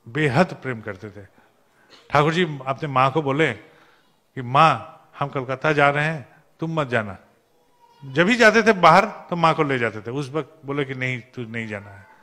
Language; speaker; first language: Hindi; non-native, local second language; Bangla